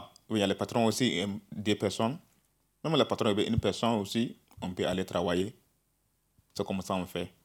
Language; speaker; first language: French; non-native, learner; Bambara